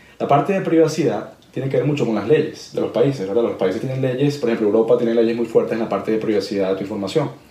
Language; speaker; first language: Spanish; native; Spanish